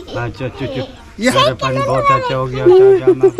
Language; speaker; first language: Hindi; non-native, local second language; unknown